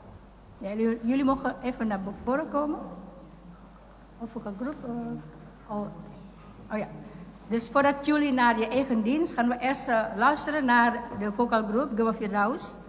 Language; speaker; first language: Dutch; non-native, fluent; Indonesian